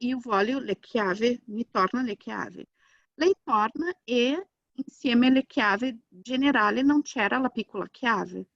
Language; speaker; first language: Italian; non-native, fluent; Portuguese